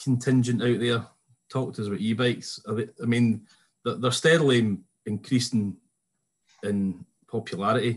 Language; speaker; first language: English; native; English